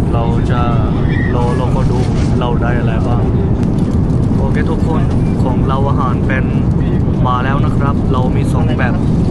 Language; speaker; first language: Thai; non-native, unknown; Punjabi